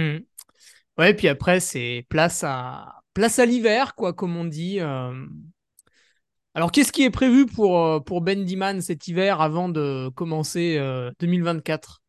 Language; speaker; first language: French; native; French